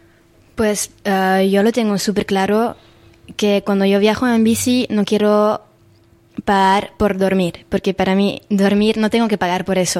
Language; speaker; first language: Spanish; non-native, fluent; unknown